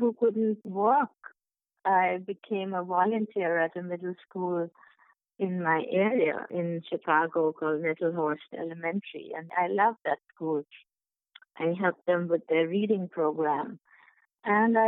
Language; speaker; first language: English; non-native, local second language; Bangla